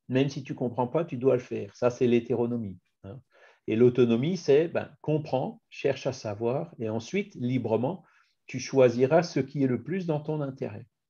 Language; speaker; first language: French; native; French